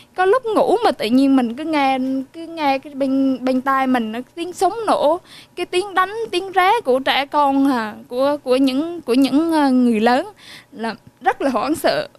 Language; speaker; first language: Vietnamese; native; Vietnamese